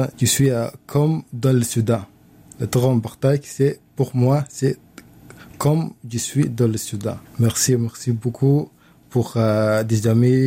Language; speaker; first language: French; non-native, learner; Arabic